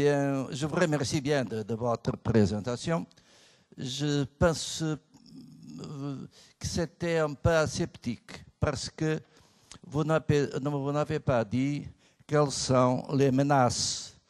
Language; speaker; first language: French; non-native, fluent; Portuguese